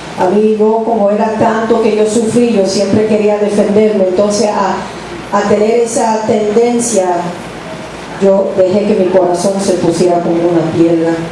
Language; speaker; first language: Spanish; early bilingual, heritage; English